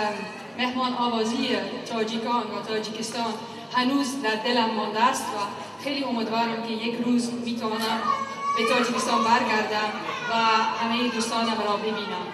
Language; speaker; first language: Persian; non-native, fluent; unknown